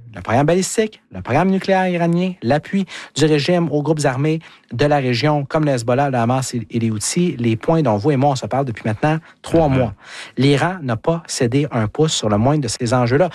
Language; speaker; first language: French; native; French